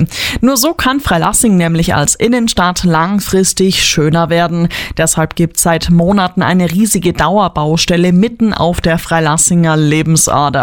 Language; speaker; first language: German; native; German